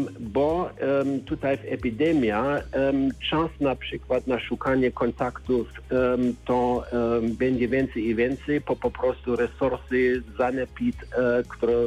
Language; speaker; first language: Polish; non-native, learner; German